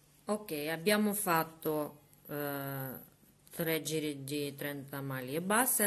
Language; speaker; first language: Italian; non-native, learner; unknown